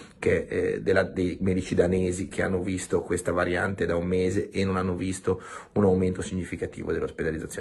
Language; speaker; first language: Italian; native; Italian